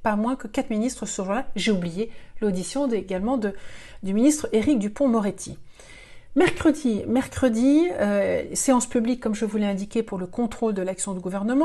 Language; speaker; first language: French; native; French